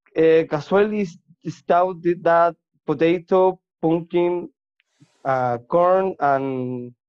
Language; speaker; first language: English; non-native, learner; Spanish